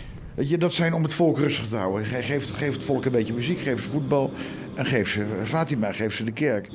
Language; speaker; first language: Dutch; native; Dutch